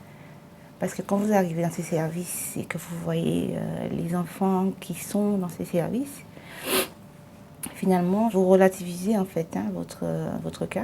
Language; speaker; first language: French; native; French